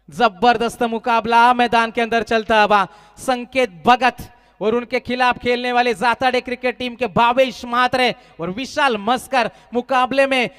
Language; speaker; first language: Hindi; non-native, local second language; Marathi